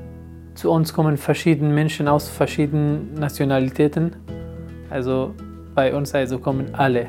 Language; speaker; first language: German; non-native, fluent; Persian